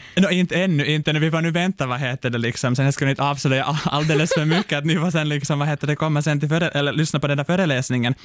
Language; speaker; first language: Swedish; non-native, local second language; Finnish